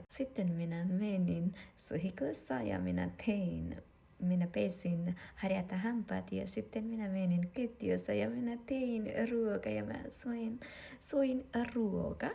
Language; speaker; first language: Finnish; non-native, learner; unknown